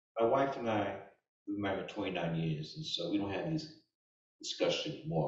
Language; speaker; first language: English; native; English